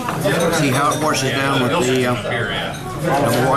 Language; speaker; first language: English; native; English